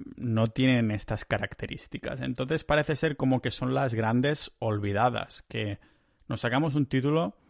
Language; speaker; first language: Spanish; native; Spanish